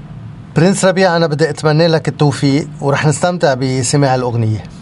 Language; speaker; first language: Arabic; native; Arabic